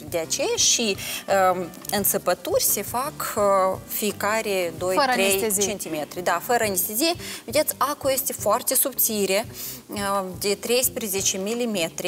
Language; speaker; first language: Romanian; non-native, local second language; Russian